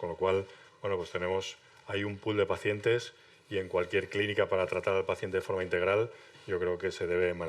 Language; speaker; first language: Spanish; native; Spanish